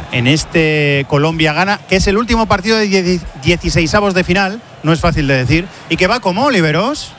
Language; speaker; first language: Spanish; native; Spanish